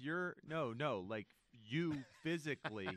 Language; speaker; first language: English; native; English